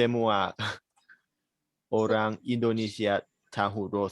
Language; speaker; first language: Indonesian; non-native, learner; Thai